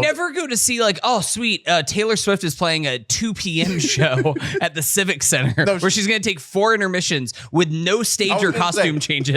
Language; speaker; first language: English; native; English